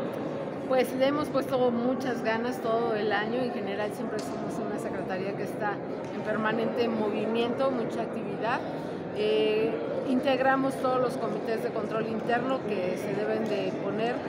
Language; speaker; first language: Spanish; native; Spanish